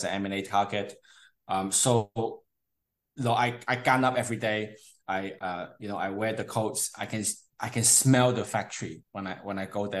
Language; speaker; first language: English; non-native, local second language; Cantonese